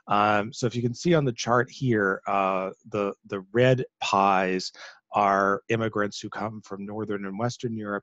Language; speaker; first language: English; native; English